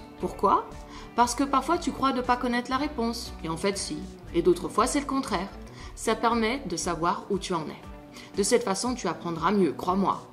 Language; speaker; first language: French; non-native, fluent; English